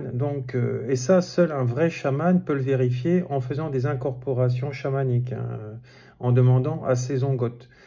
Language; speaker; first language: French; native; French